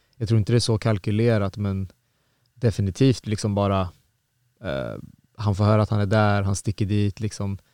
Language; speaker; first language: Swedish; native; Swedish